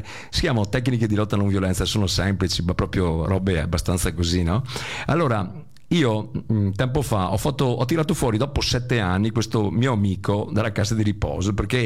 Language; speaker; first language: Italian; native; Italian